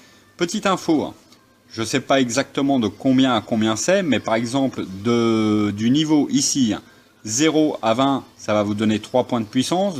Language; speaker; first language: French; native; French